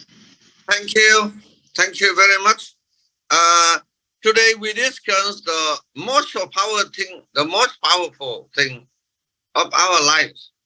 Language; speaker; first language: English; non-native, fluent; Vietnamese